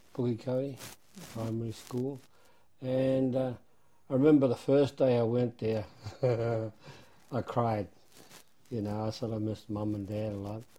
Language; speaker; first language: English; native; English